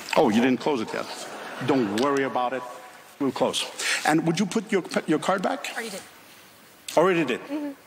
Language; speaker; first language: English; non-native, fluent; Finnish